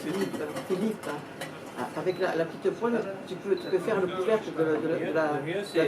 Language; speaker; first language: French; native; French